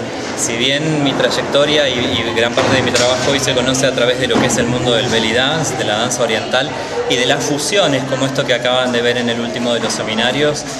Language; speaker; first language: Spanish; native; Spanish